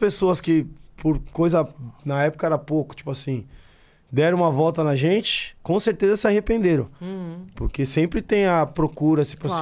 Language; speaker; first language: Portuguese; native; Portuguese